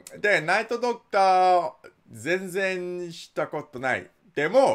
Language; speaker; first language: Japanese; non-native, learner; English